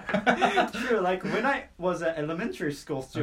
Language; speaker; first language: English; non-native, fluent; Japanese